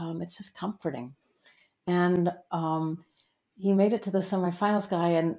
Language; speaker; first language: English; native; English